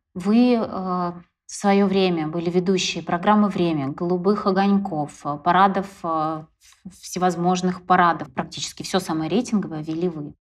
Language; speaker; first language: Russian; native; Russian